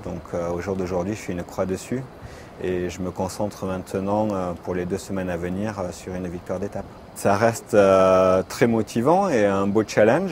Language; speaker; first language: French; native; French